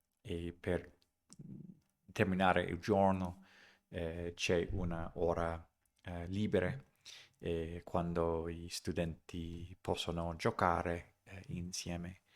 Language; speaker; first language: Italian; non-native, learner; English